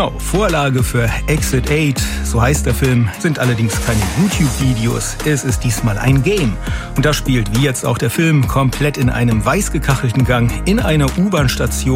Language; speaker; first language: German; native; German